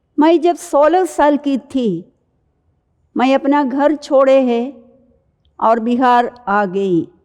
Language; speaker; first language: Hindi; non-native, local second language; Malayalam